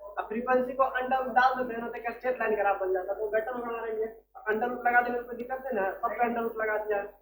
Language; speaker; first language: Hindi; native; Hindi